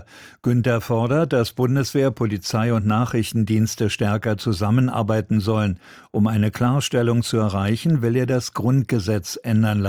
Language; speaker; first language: German; native; German